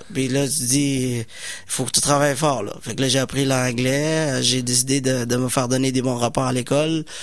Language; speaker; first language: French; non-native, fluent; Somali